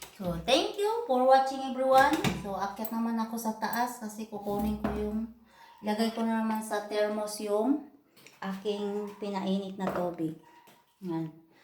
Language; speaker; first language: Filipino; non-native, local second language; Cebuano